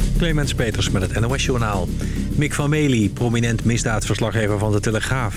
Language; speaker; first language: Dutch; native; Dutch